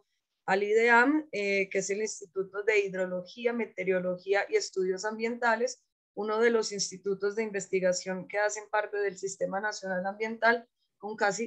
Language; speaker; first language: Spanish; native; Spanish